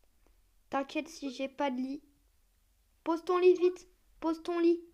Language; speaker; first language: French; native; French